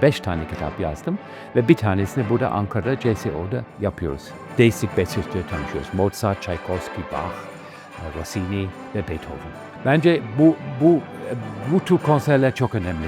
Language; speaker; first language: Turkish; non-native, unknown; English